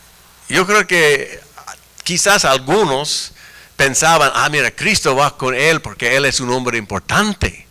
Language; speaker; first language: Spanish; non-native, fluent; English